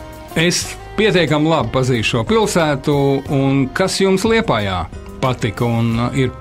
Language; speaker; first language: Latvian; native; Latvian